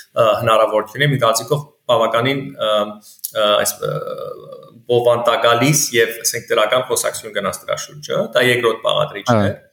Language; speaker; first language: Armenian; early bilingual, heritage; Armenian